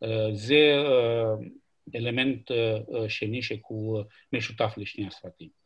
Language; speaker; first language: Hebrew; non-native, fluent; Romanian